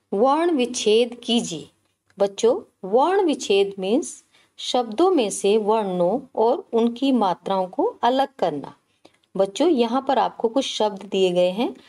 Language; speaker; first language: Hindi; native; Hindi